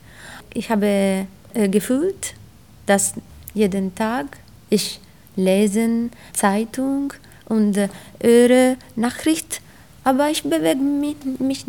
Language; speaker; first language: German; non-native, learner; Italian